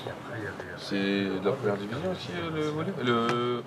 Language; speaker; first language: French; native; French